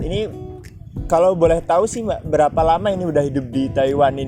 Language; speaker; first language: Indonesian; native; Indonesian